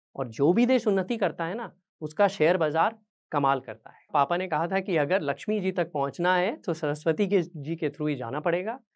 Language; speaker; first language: Hindi; native; Hindi